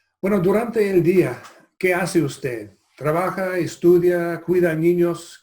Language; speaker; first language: Spanish; non-native, fluent; English